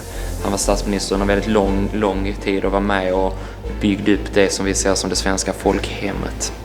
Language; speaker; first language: Swedish; native; Swedish